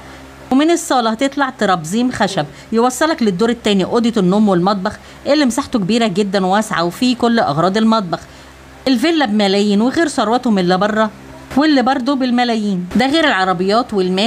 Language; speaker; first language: Arabic; native; Arabic